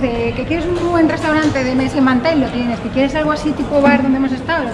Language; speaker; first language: Spanish; native; Spanish